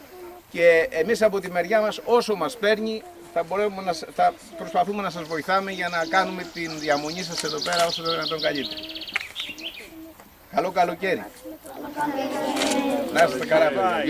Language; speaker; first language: Greek; native; Greek